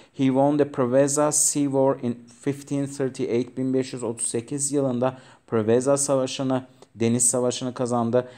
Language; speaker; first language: Turkish; native; Turkish